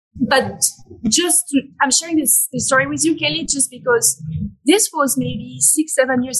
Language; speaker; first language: English; non-native, fluent; French